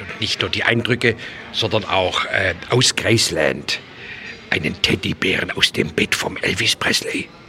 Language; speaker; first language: German; native; German